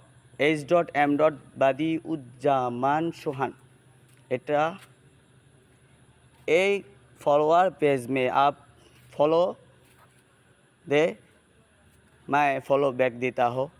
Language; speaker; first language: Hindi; non-native, learner; Bangla